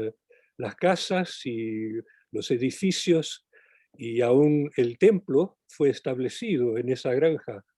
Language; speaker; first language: Spanish; non-native, fluent; English